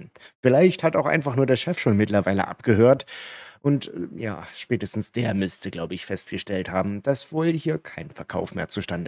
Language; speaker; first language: German; native; German